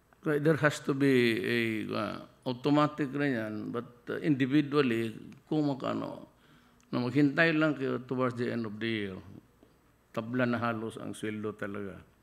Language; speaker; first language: Filipino; non-native, local second language; Cebuano